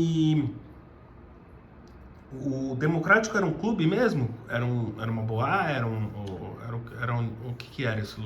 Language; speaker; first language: Portuguese; native; Portuguese